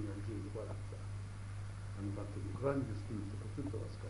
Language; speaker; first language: Italian; early bilingual, heritage; Italian